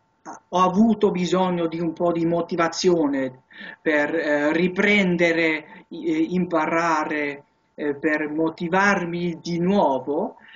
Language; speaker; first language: Italian; non-native, learner; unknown